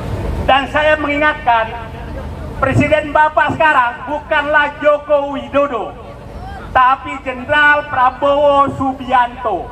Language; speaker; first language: Indonesian; native; Indonesian